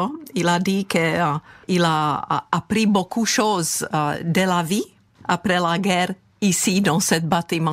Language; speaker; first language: French; non-native, fluent; Czech